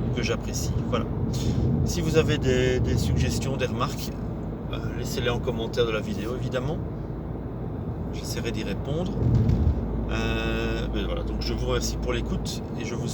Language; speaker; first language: French; native; French